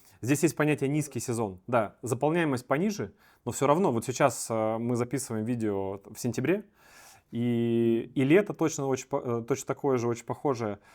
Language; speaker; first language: Russian; native; Russian